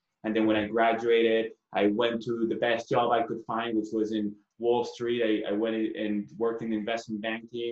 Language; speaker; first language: English; non-native, fluent; Spanish